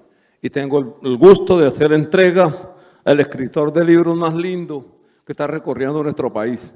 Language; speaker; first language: Spanish; native; Spanish